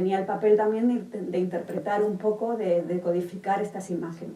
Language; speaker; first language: Spanish; native; Spanish